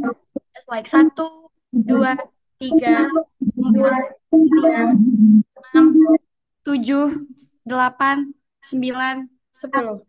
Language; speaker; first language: English; non-native, learner; Indonesian